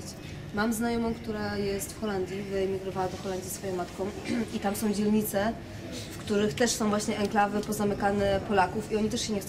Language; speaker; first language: Polish; native; Polish